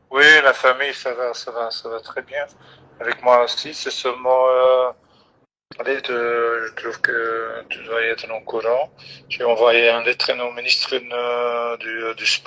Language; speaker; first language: French; non-native, local second language; Dutch